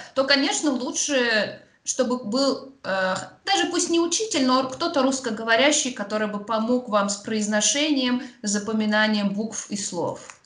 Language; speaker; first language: Russian; native; Russian